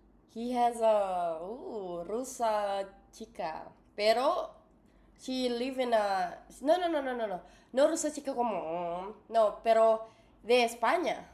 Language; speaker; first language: Spanish; non-native, learner; English